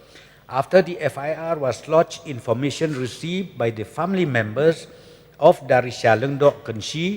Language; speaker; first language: English; non-native, local second language; Khasi